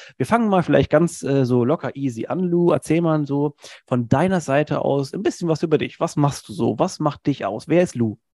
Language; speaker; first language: German; native; German